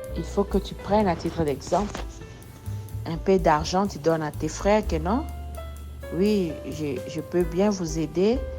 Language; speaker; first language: French; non-native, local second language; Lingala